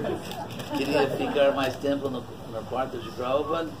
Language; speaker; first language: Portuguese; non-native, fluent; English